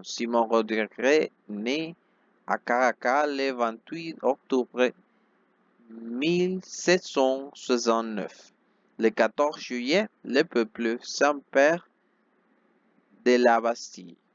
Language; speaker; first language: French; non-native, fluent; Spanish